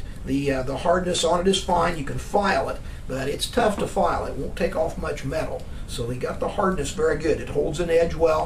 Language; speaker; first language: English; native; English